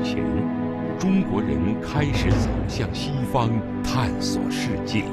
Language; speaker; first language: Chinese; native; Chinese